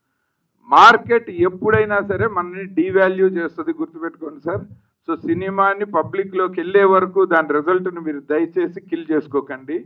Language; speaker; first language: Telugu; native; Telugu